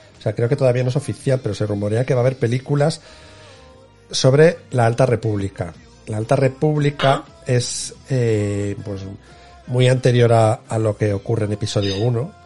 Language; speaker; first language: Spanish; native; Spanish